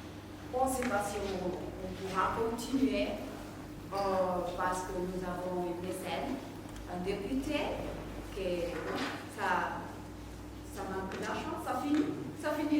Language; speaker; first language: French; non-native, fluent; Spanish